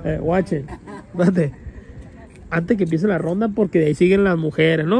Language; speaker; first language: Spanish; native; Spanish